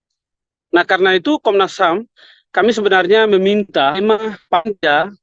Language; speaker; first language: Indonesian; native; Indonesian